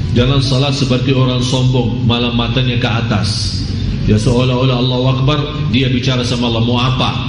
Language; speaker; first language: Malay; non-native, fluent; Arabic